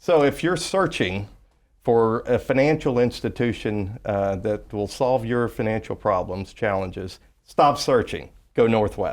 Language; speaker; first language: English; native; English